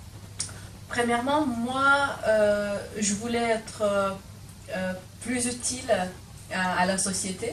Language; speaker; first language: French; non-native, fluent; Lithuanian